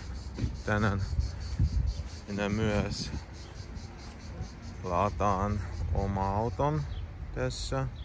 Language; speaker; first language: Finnish; non-native, learner; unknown